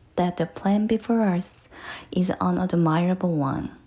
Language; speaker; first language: English; non-native, fluent; Korean